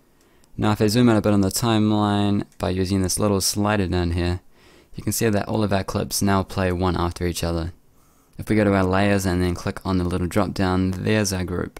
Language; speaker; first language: English; native; English